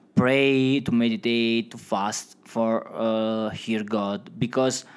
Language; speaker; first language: English; non-native, fluent; Italian